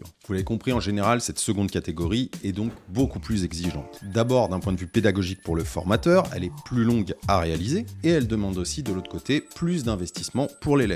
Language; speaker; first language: French; native; French